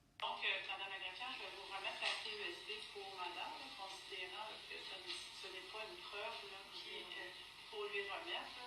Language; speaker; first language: French; native; French